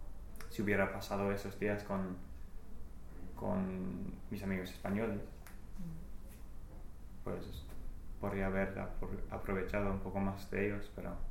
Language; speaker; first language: Spanish; non-native, fluent; English